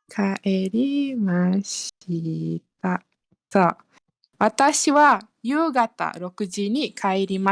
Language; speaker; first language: Japanese; non-native, fluent; Malay